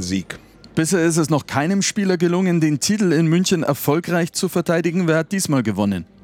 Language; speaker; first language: German; native; German